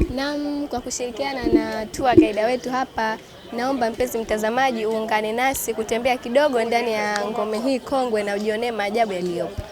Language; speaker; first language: Swahili; native; Swahili